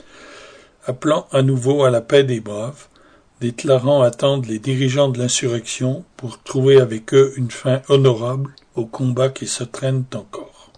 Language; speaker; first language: French; native; French